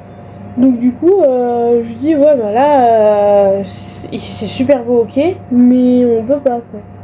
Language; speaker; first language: French; native; French